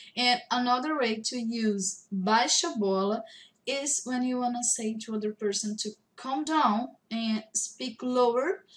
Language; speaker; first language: English; non-native, fluent; Portuguese